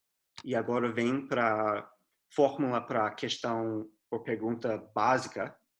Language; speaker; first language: Portuguese; non-native, fluent; English